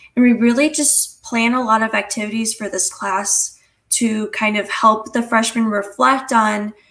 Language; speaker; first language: English; native; English